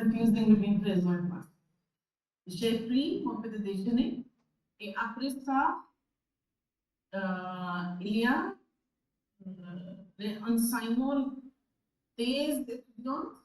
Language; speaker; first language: French; non-native, learner; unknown